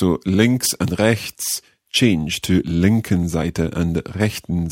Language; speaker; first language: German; non-native, learner; English